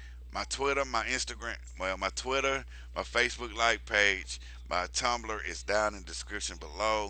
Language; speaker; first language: English; native; English